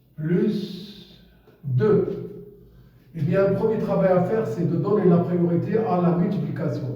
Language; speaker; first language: French; non-native, local second language; Arabic